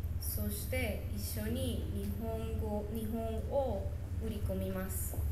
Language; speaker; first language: Japanese; non-native, learner; Spanish